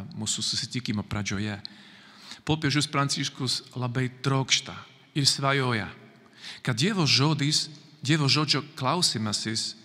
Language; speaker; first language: Lithuanian; non-native, fluent; Slovak